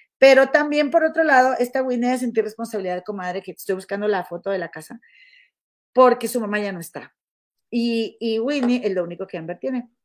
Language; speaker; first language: Spanish; native; Spanish